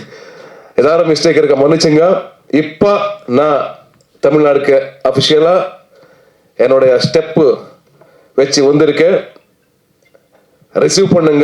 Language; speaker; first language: Tamil; non-native, learner; Kannada